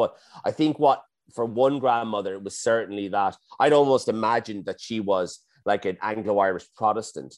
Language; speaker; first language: English; native; English